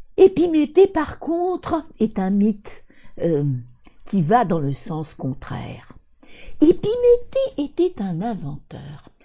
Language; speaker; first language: French; non-native, fluent; Russian